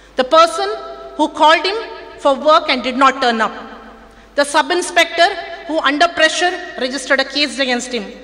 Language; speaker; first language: English; non-native, local second language; Kannada